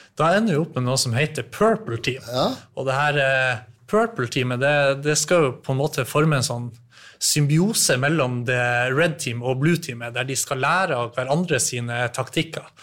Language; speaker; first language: Norwegian; native; Norwegian